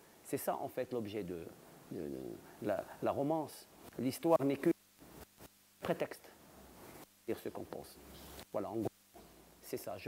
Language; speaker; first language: French; non-native, local second language; Arabic